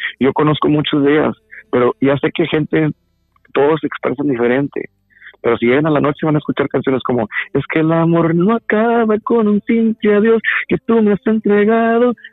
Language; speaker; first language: Spanish; early bilingual, heritage; Spanish